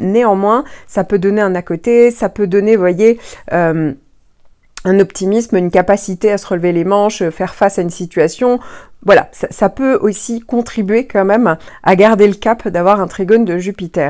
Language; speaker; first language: French; native; French